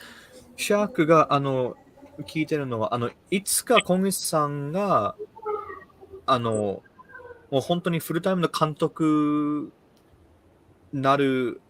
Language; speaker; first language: Japanese; early bilingual, heritage; Japanese